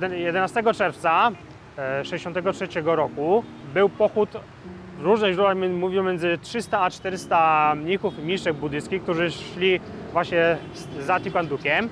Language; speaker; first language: Polish; native; Polish